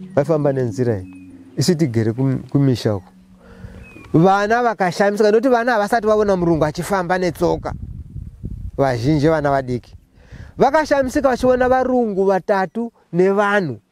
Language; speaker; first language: Shona; non-native, local second language; Tsonga